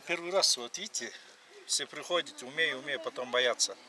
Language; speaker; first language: Russian; non-native, local second language; Kyrgyz